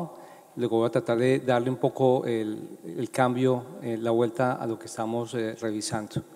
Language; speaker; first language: Spanish; native; Spanish